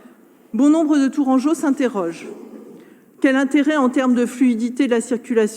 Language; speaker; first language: French; native; French